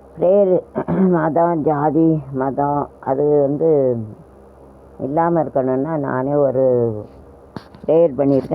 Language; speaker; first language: Tamil; native; Tamil